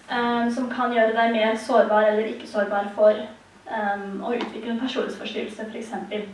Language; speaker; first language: Norwegian; early bilingual, heritage; Tigrinya